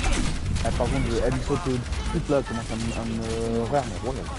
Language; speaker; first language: French; native; French